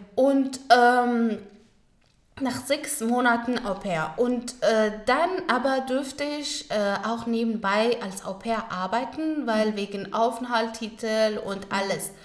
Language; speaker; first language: German; non-native, learner; Pashto